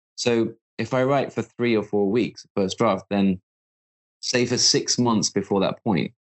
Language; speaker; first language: English; native; English